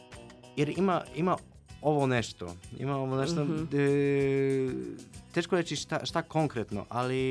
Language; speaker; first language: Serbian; non-native, fluent; Polish